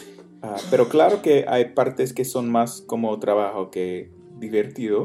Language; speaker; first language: Spanish; non-native, fluent; English